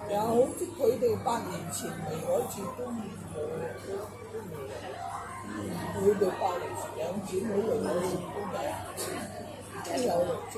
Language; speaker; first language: Cantonese; native; Cantonese